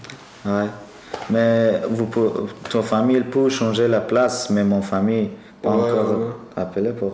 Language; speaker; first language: French; non-native, learner; Persian